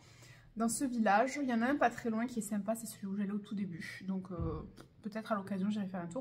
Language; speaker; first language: French; native; French